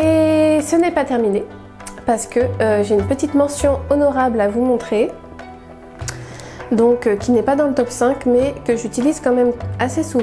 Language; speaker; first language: French; native; French